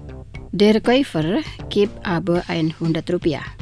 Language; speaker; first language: German; non-native, fluent; Indonesian